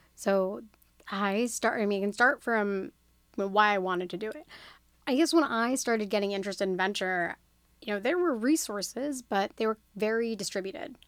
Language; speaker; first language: English; native; English